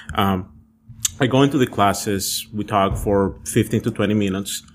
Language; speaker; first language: English; early bilingual, other home language; Spanish